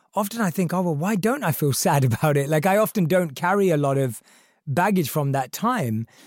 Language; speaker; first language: English; early bilingual, other home language; Hindi